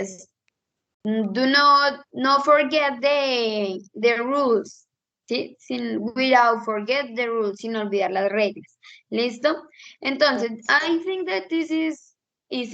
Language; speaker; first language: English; non-native, fluent; Spanish